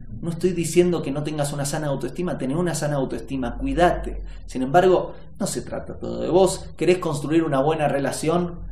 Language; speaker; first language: Spanish; native; Spanish